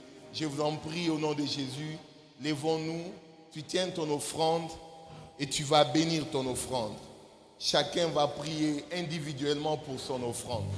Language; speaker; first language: French; non-native, local second language; Lingala